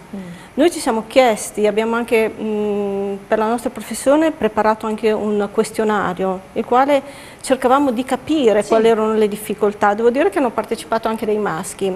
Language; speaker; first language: Italian; native; Italian